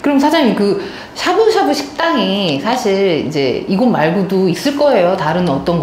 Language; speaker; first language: Korean; native; Korean